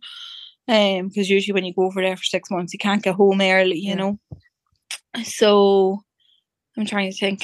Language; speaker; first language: English; native; English